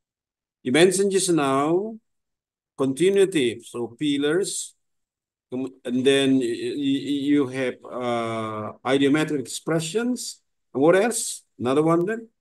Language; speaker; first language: English; non-native, fluent; Indonesian